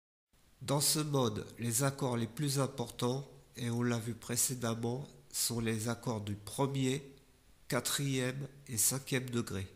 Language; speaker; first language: French; native; French